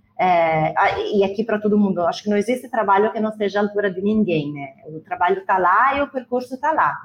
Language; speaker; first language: Portuguese; non-native, fluent; Italian